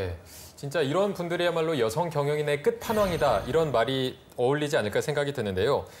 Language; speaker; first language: Korean; native; Korean